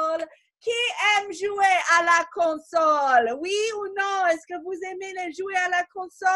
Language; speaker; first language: French; non-native, fluent; English